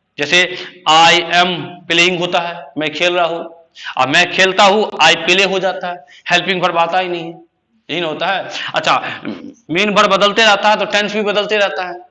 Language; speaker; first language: Hindi; native; Hindi